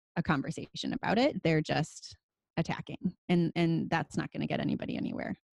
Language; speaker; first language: English; native; English